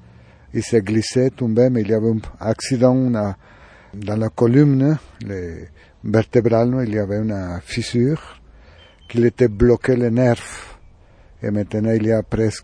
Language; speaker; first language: French; non-native, learner; Spanish